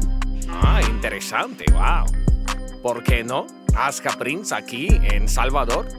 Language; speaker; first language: Spanish; non-native, learner; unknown